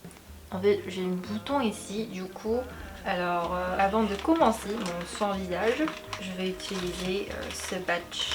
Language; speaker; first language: French; non-native, fluent; Korean